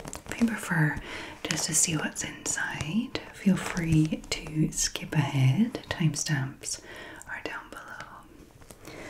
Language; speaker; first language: English; native; English